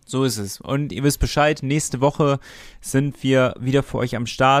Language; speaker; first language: German; native; German